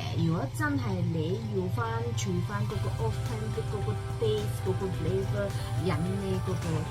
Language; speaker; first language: Cantonese; non-native, fluent; Indonesian